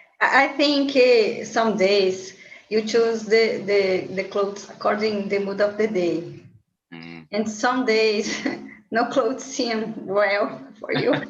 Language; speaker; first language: English; non-native, learner; Portuguese